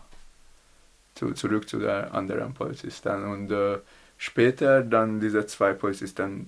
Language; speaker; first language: German; non-native, learner; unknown